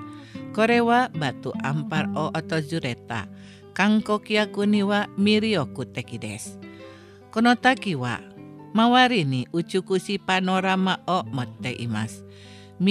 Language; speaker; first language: Japanese; non-native, fluent; Indonesian